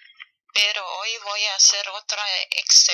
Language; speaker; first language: Spanish; non-native, fluent; German